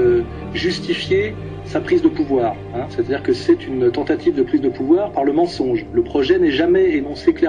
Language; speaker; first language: French; native; French